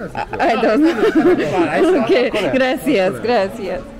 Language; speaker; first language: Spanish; non-native, learner; Hungarian